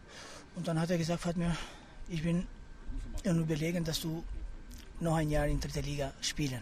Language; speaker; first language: German; non-native, fluent; Albanian